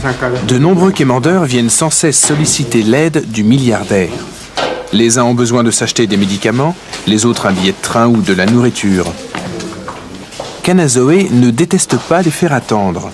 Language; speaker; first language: French; native; French